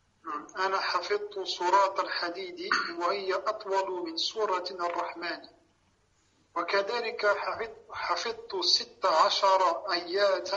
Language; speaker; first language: Arabic; non-native, learner; French